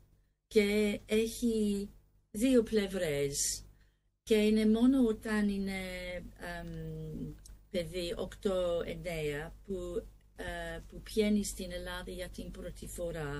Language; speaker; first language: Greek; non-native, learner; English